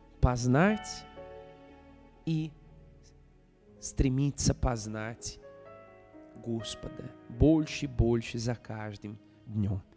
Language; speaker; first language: Russian; non-native, fluent; Portuguese